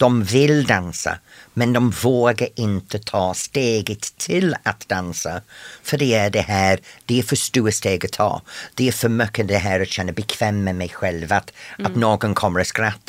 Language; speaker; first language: Swedish; non-native, fluent; English